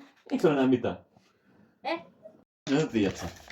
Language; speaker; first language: Finnish; native; Finnish